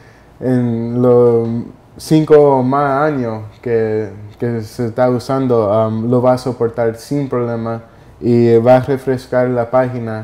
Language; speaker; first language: Spanish; early bilingual, heritage; Spanish